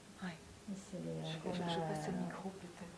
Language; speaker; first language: French; native; French